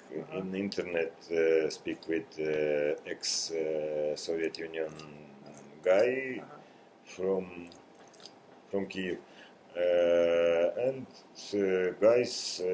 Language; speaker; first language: English; non-native, learner; Russian